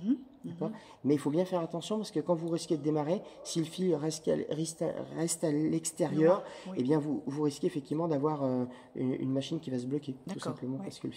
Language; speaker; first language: French; native; French